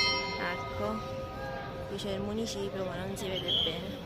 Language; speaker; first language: Italian; native; Italian